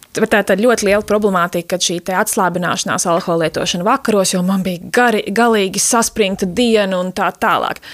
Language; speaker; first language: Latvian; native; Latvian